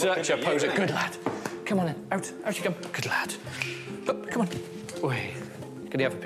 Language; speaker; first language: English; native; English